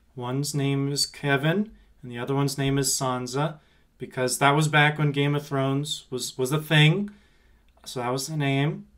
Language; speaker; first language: English; native; English